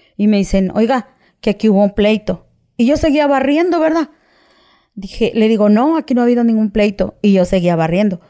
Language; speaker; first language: Spanish; native; Spanish